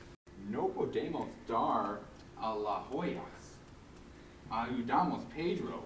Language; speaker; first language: Spanish; non-native, learner; English